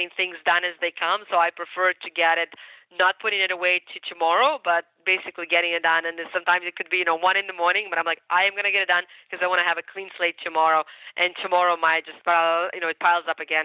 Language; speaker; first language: English; non-native, fluent; Ukrainian